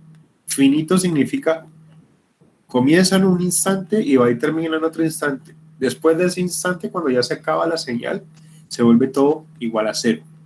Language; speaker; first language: Spanish; native; Spanish